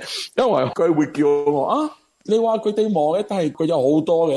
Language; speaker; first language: Cantonese; non-native, learner; Spanish